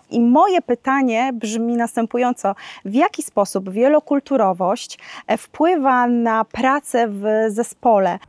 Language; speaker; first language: Polish; native; Polish